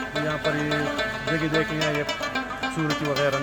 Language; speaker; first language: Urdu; non-native, local second language; Pashto